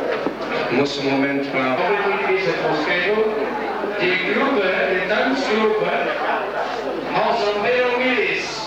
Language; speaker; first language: German; non-native, fluent; Italian